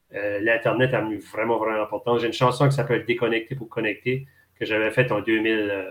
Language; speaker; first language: French; native; French